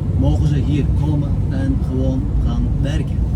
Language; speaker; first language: Dutch; non-native, fluent; Turkish